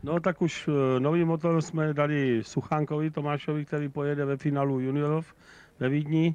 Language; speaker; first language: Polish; non-native, learner; Czech